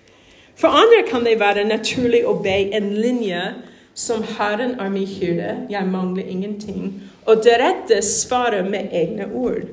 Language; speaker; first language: Norwegian; non-native, fluent; English